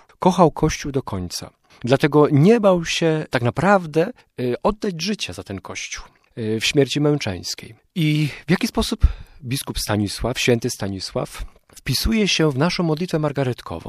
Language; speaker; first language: Polish; native; Polish